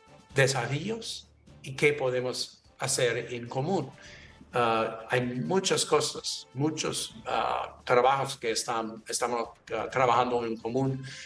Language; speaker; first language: Spanish; non-native, learner; English